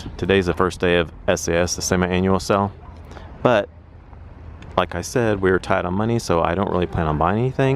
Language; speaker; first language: English; native; English